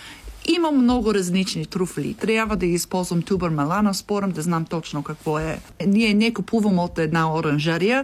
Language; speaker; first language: Bulgarian; non-native, learner; English